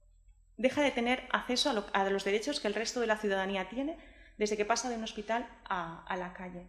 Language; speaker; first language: Spanish; native; Spanish